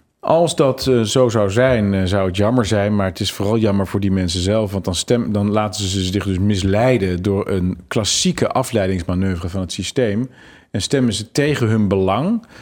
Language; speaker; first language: Dutch; native; Dutch